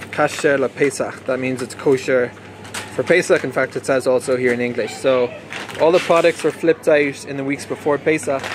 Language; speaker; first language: English; native; English